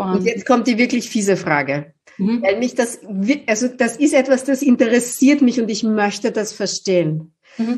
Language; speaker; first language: German; native; German